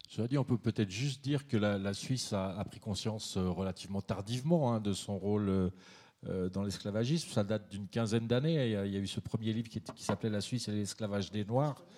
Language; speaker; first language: French; native; French